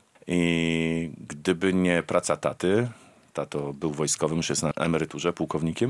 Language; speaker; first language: Polish; native; Polish